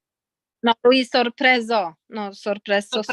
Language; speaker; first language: Italian; non-native, fluent; Polish